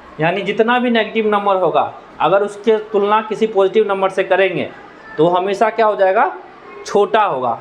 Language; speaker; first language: Hindi; native; Hindi